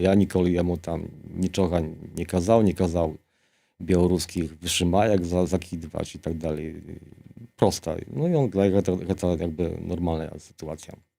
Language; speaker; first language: Polish; non-native, local second language; Belarusian